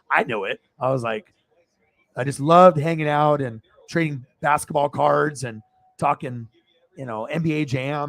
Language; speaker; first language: English; native; English